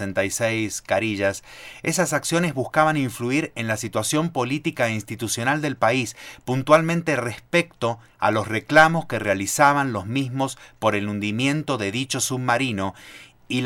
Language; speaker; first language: Spanish; native; Spanish